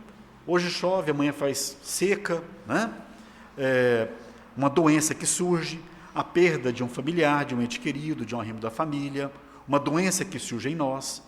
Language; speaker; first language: Portuguese; native; Portuguese